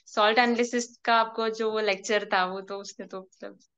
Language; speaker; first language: Hindi; non-native, local second language; Marathi